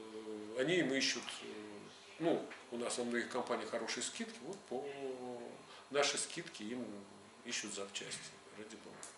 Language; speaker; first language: Russian; native; Russian